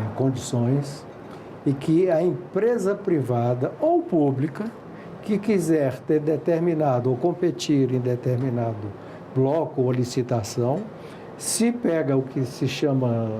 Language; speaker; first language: Portuguese; native; Portuguese